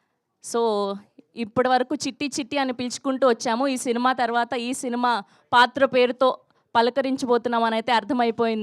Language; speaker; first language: Telugu; native; Telugu